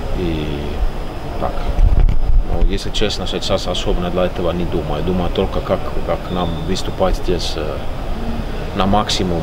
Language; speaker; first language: Russian; non-native, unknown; Finnish